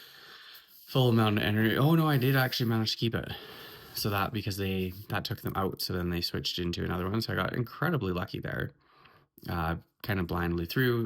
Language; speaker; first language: English; native; English